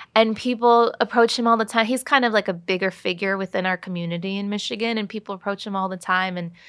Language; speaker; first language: English; native; English